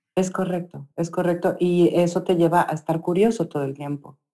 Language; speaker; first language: Spanish; native; Spanish